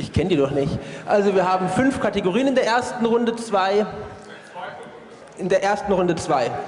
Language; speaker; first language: German; native; German